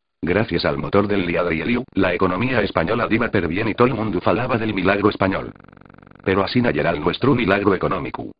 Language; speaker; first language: Asturian; non-native, local second language; Spanish